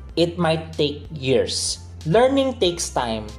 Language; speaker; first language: English; non-native, local second language; Filipino